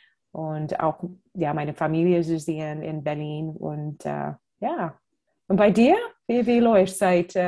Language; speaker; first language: German; non-native, fluent; English